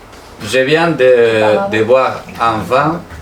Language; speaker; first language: French; non-native, learner; Spanish